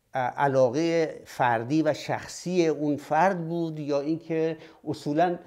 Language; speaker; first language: Persian; native; Persian